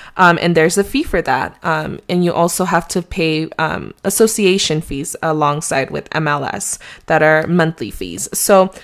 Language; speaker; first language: English; non-native, fluent; Spanish